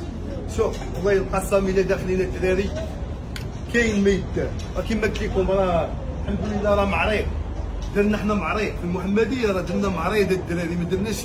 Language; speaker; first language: Arabic; native; Arabic